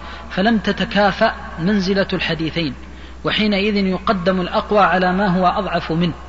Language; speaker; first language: Arabic; native; Arabic